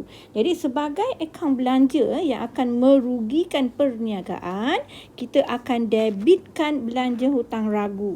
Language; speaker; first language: Malay; native; Malay